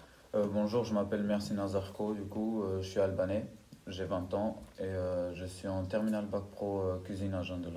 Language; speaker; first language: French; non-native, fluent; Albanian